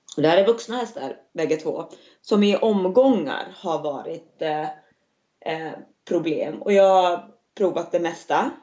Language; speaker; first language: Swedish; native; Swedish